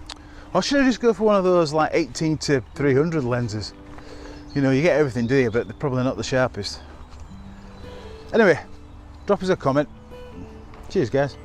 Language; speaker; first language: English; native; English